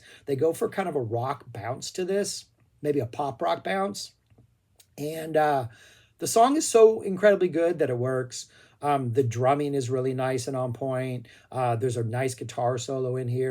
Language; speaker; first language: English; native; English